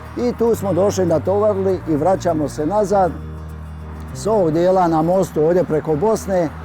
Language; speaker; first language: Bosnian; native; Bosnian